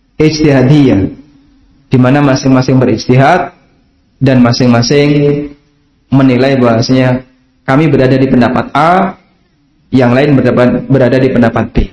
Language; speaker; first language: Indonesian; non-native, local second language; Javanese